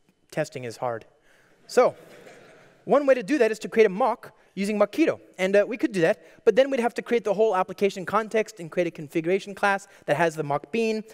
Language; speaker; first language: English; native; English